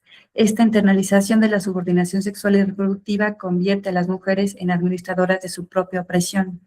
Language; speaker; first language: Spanish; native; Spanish